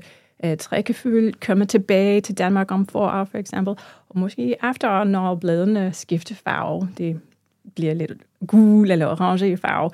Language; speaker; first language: Danish; non-native, fluent; English